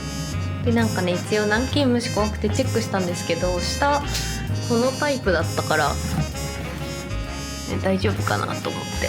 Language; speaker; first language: Japanese; native; Japanese